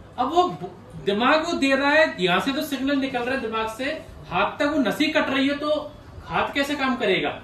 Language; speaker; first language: Hindi; native; Hindi